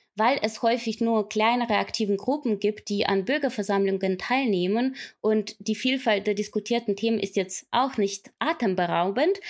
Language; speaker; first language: German; non-native, fluent; Ukrainian